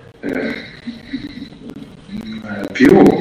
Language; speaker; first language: Italian; non-native, fluent; Ukrainian